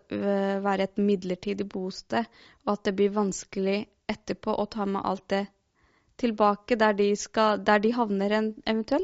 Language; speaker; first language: Norwegian; native; Norwegian